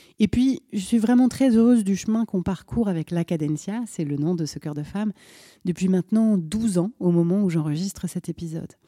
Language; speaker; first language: French; native; French